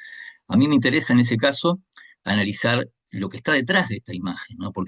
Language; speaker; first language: Spanish; native; Spanish